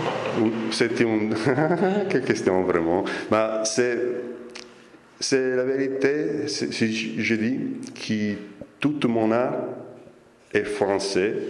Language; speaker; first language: French; non-native, fluent; Italian